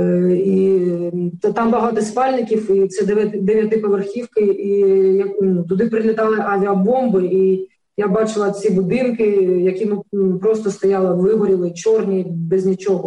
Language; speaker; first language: Ukrainian; native; Ukrainian